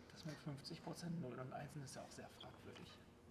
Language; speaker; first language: German; native; German